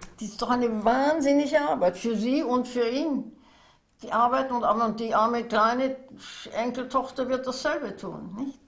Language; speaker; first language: German; native; German